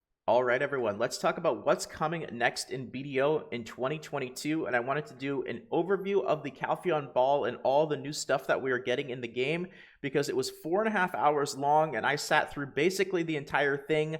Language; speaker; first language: English; native; English